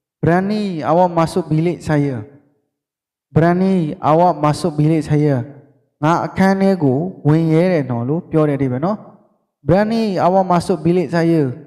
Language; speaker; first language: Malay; non-native, fluent; Burmese